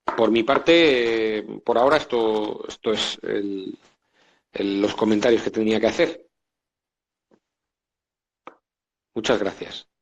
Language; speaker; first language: Spanish; native; Spanish